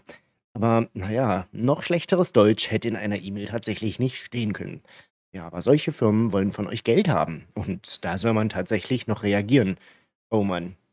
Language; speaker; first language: German; native; German